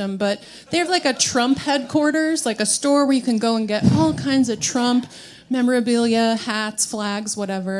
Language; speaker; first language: English; native; English